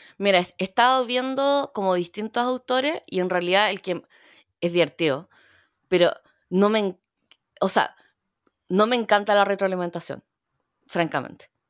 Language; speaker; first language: Spanish; early bilingual, other home language; Korean